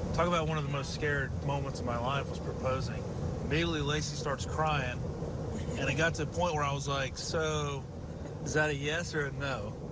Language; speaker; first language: English; native; English